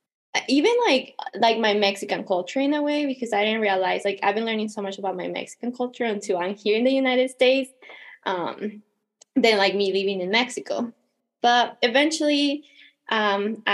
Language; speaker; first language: English; non-native, fluent; Spanish